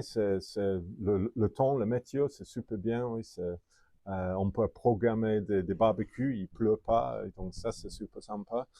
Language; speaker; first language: French; non-native, fluent; English